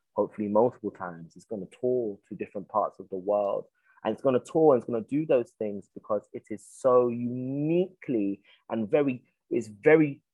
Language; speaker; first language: English; native; English